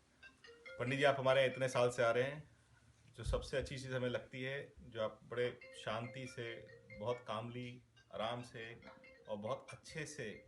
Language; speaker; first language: Hindi; native; Hindi